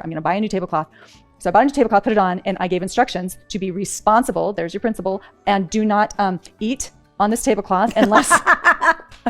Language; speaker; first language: English; native; English